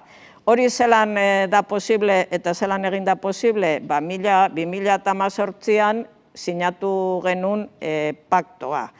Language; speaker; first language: Basque; native; Basque